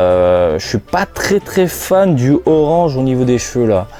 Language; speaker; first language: French; native; French